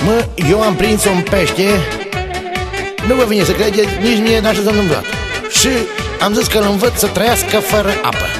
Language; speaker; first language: Romanian; native; Romanian